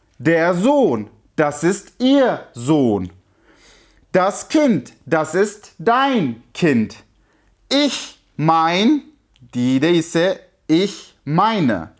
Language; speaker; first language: German; non-native, fluent; Turkish